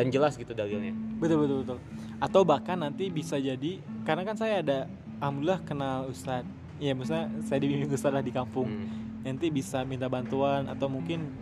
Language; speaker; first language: Indonesian; native; Indonesian